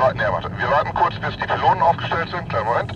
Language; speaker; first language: German; native; German